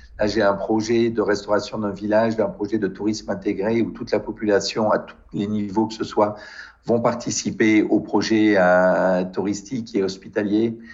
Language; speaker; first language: French; native; French